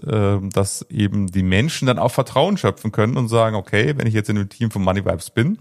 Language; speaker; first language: German; native; German